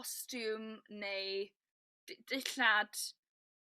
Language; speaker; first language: Welsh; non-native, learner; English